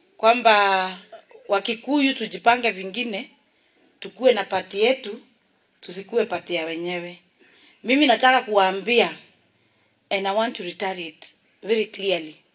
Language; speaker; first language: Swahili; non-native, local second language; Kikuyu